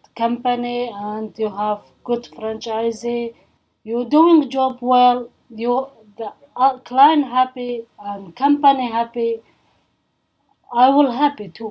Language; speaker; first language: English; non-native, learner; Arabic